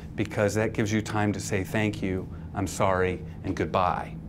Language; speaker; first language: English; native; English